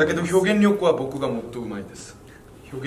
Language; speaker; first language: Japanese; non-native, fluent; Korean